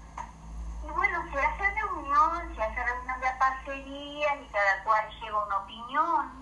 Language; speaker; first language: Spanish; native; Spanish